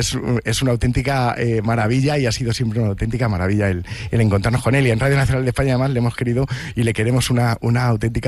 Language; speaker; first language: Spanish; native; Spanish